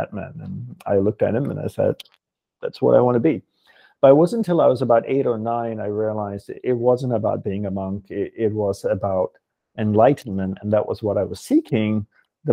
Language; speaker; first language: English; non-native, local second language; Tamil